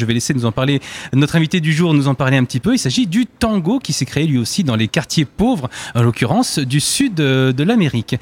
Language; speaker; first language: French; native; French